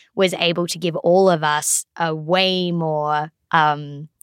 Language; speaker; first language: English; native; English